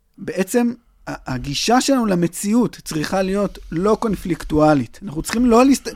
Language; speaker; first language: Hebrew; native; Hebrew